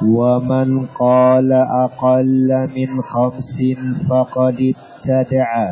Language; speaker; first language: Arabic; non-native, fluent; Indonesian